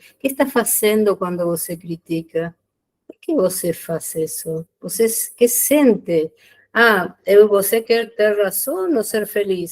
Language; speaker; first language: Portuguese; non-native, learner; Spanish